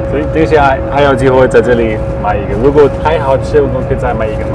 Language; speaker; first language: Chinese; non-native, fluent; German